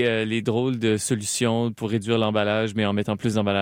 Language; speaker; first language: French; native; French